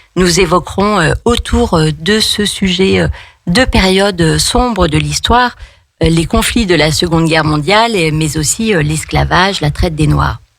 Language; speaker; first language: French; native; French